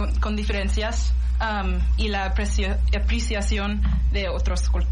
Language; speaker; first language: Spanish; non-native, learner; English